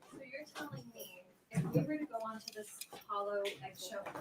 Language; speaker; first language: English; native; English